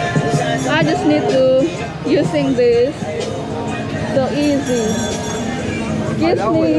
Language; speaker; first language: English; non-native, learner; Indonesian